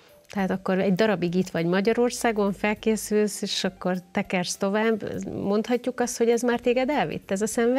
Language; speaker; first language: Hungarian; native; Hungarian